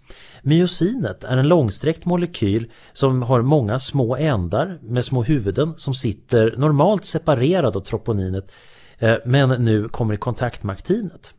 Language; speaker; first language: Swedish; native; Swedish